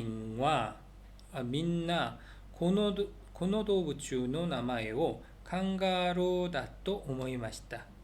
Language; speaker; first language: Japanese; non-native, learner; Korean